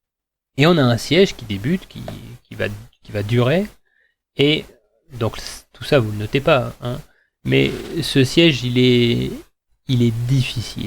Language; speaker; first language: French; native; French